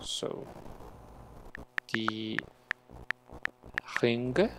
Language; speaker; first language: German; non-native, learner; Spanish